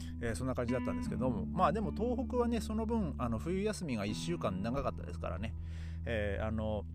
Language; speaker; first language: Japanese; native; Japanese